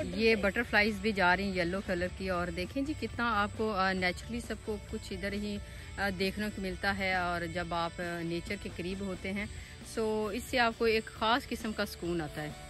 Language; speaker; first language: Urdu; non-native, local second language; Punjabi